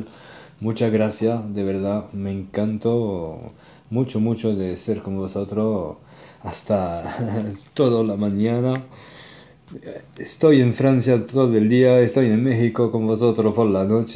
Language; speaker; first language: Spanish; non-native, learner; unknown